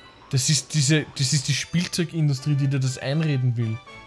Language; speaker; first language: German; native; German